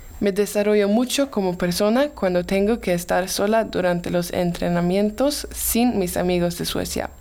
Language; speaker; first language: Spanish; non-native, learner; Swedish